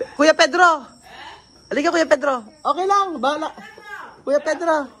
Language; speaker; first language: Filipino; native; Filipino